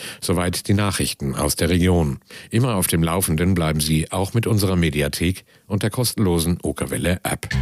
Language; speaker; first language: German; native; German